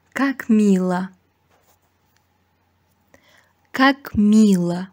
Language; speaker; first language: Russian; non-native, fluent; Uzbek